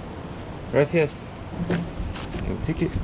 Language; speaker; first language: Spanish; non-native, learner; English